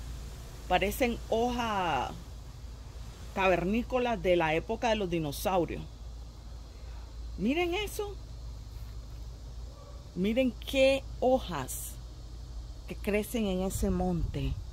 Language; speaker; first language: Spanish; native; Spanish